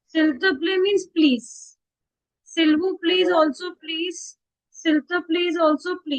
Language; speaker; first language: French; non-native, fluent; Hindi